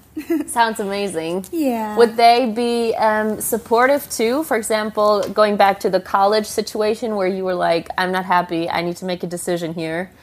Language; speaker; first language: English; non-native, fluent; German